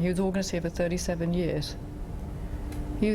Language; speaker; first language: English; native; English